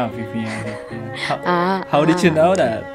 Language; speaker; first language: English; non-native, learner; Indonesian